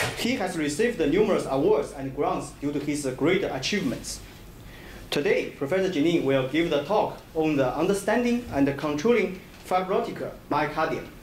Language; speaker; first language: English; non-native, fluent; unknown